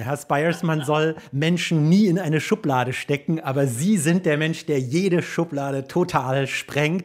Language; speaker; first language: German; native; German